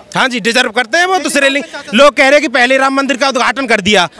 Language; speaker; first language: Hindi; native; Hindi